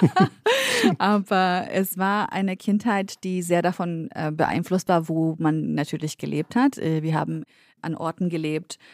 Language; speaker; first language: German; early bilingual, other home language; Central Kurdish